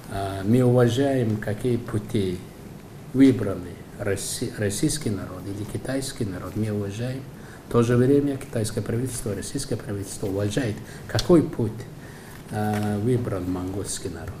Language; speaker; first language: Russian; non-native, fluent; Mongolian